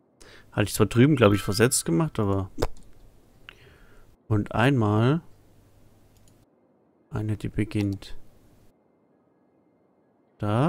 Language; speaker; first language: German; native; German